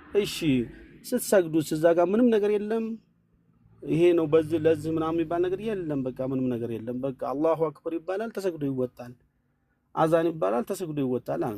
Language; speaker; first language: Amharic; native; Amharic